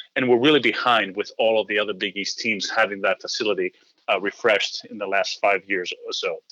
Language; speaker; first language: English; early bilingual, heritage; Greek